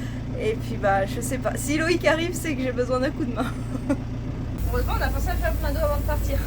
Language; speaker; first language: French; native; French